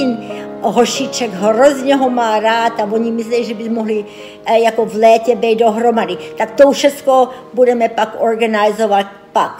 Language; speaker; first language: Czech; early bilingual, heritage; Czech